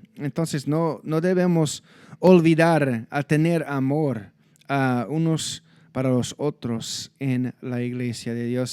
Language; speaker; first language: Spanish; non-native, fluent; English